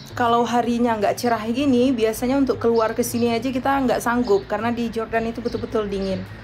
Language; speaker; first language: Indonesian; native; Indonesian